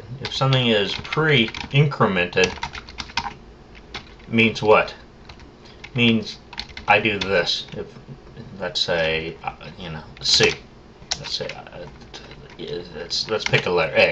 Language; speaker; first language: English; native; English